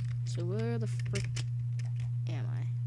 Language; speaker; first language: English; native; English